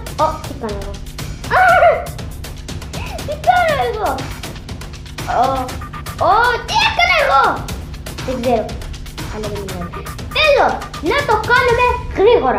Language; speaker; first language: Greek; non-native, learner; Arabic